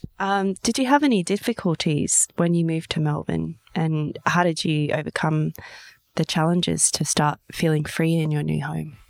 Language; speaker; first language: English; native; English